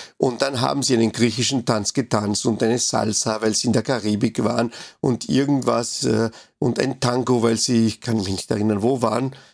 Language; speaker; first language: German; non-native, fluent; Spanish